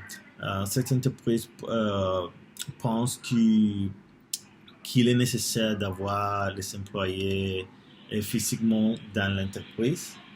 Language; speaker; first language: French; non-native, learner; Spanish